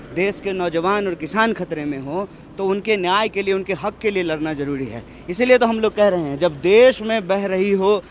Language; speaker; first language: Hindi; native; Hindi